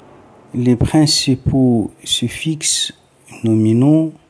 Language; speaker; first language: French; non-native, learner; Arabic